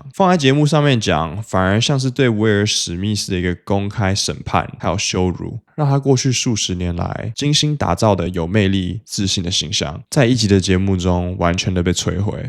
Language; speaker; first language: Chinese; native; Chinese